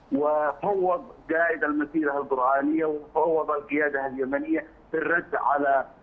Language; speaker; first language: Arabic; native; Arabic